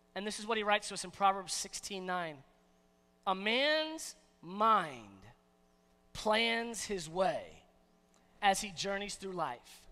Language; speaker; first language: English; native; English